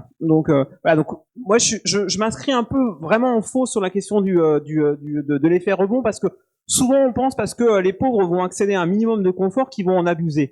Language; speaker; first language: French; native; French